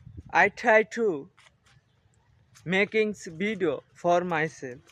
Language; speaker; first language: English; non-native, learner; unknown